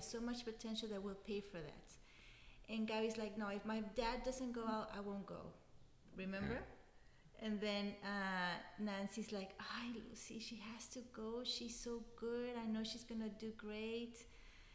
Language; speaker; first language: English; non-native, fluent; Spanish